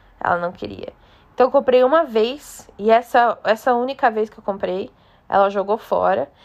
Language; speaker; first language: Portuguese; native; Portuguese